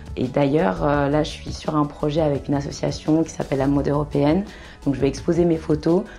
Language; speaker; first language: French; early bilingual, other home language; Kinyarwanda